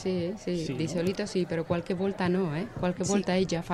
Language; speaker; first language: Italian; non-native, learner; Spanish